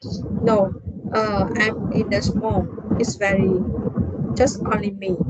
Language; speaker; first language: English; non-native, learner; Vietnamese